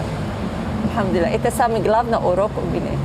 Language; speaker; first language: Russian; non-native, learner; Turkish